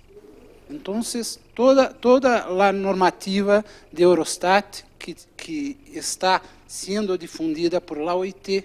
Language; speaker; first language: Spanish; non-native, fluent; Portuguese